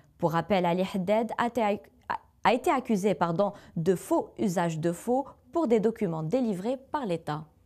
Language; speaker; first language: French; non-native, local second language; Arabic